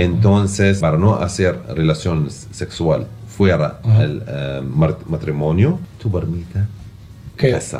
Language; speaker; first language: Spanish; non-native, learner; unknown